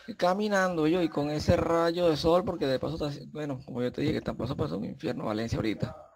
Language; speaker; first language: Spanish; native; Spanish